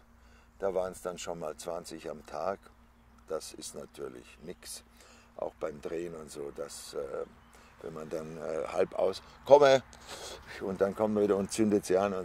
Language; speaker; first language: German; native; German